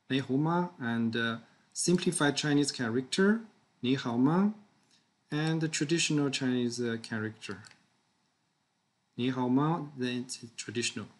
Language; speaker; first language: English; non-native, fluent; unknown